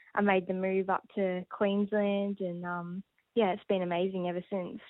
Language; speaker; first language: English; native; English